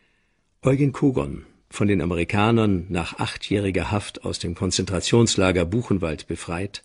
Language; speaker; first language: German; native; German